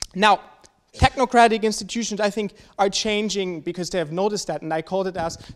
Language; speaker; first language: English; non-native, fluent; German